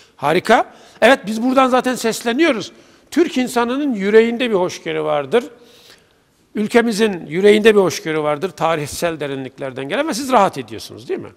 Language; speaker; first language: Turkish; native; Turkish